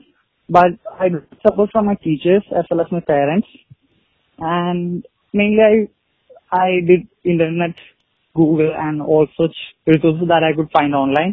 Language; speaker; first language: English; non-native, local second language; Malayalam